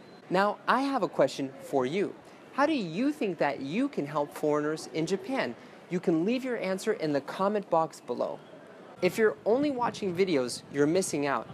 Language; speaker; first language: English; native; English